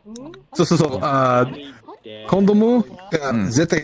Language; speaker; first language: Japanese; non-native, learner; Spanish